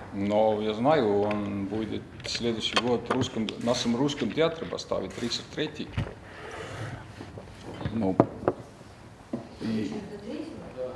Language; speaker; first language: Russian; non-native, fluent; Estonian